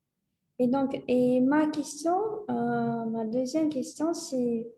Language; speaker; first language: French; non-native, fluent; Russian